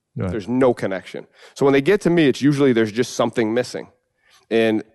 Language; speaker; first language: English; native; English